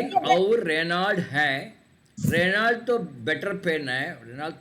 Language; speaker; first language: Hindi; non-native, local second language; Tamil